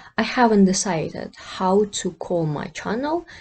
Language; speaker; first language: English; non-native, fluent; Kazakh